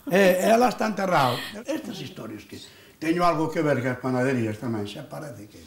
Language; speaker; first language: Galician; native; Galician